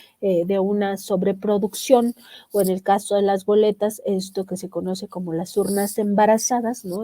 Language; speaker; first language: Spanish; native; Spanish